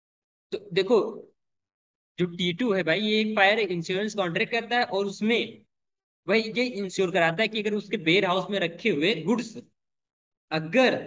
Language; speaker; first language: Hindi; native; Hindi